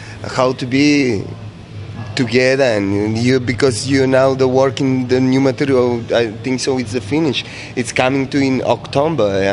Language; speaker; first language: English; non-native, learner; Macedonian